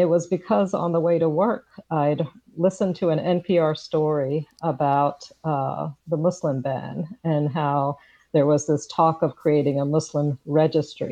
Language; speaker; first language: English; native; English